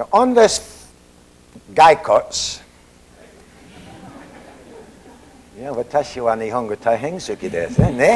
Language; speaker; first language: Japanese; non-native, learner; English